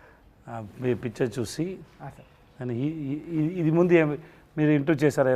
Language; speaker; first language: Telugu; non-native, learner; Tamil